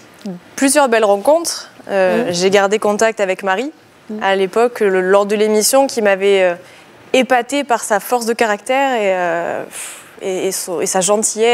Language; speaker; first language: French; native; French